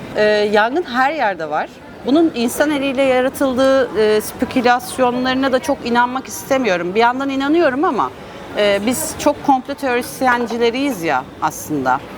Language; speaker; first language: Turkish; native; Turkish